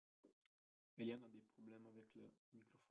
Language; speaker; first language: French; non-native, fluent; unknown